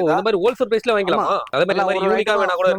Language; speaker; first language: Tamil; native; Tamil